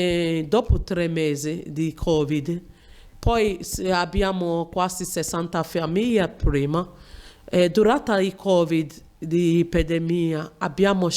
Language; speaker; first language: Italian; non-native, learner; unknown